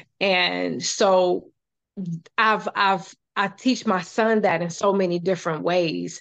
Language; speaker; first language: English; native; English